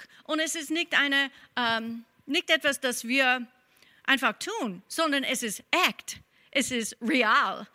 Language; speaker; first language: German; non-native, fluent; English